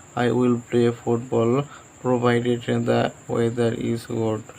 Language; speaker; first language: English; non-native, local second language; Bangla